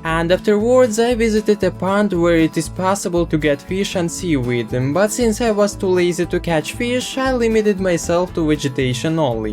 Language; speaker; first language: English; non-native, fluent; Russian